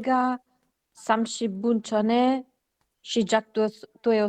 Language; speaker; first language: Korean; non-native, learner; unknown